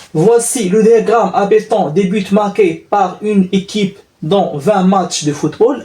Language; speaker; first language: French; non-native, local second language; Arabic